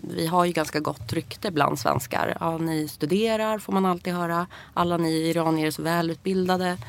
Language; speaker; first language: Swedish; early bilingual, other home language; Persian